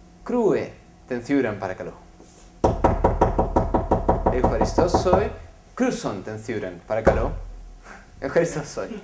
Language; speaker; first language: Greek; non-native, fluent; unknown